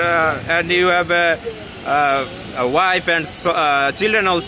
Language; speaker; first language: English; non-native, learner; Bangla